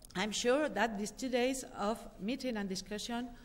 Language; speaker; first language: English; non-native, fluent; Spanish